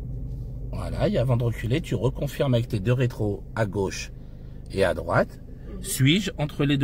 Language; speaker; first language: French; native; French